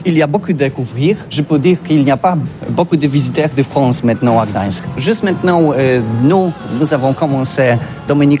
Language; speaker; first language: French; non-native, learner; Polish